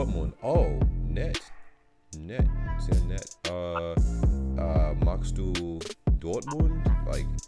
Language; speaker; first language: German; non-native, learner; English